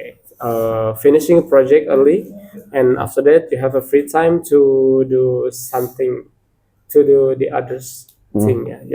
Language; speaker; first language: English; non-native, learner; Indonesian